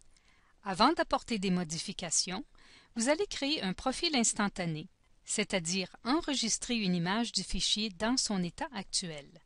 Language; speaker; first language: French; native; French